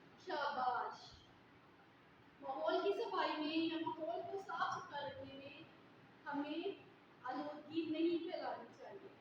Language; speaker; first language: Urdu; native; Urdu